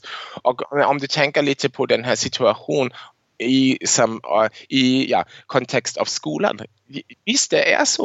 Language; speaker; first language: Swedish; non-native, fluent; German